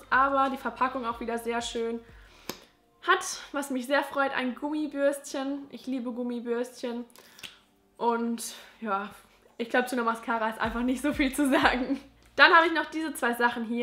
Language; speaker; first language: German; native; German